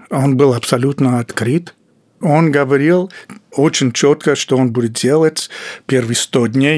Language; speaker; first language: Russian; non-native, fluent; English